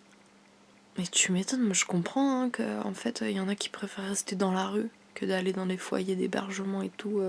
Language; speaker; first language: French; native; French